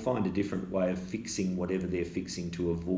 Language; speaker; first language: English; native; English